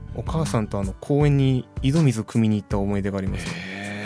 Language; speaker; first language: Japanese; native; Japanese